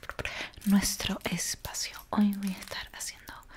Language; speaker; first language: Spanish; native; Spanish